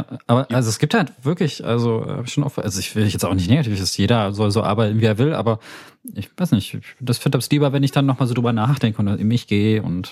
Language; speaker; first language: German; native; German